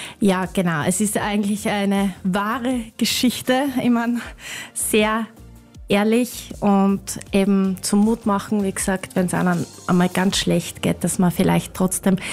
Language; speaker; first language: German; native; German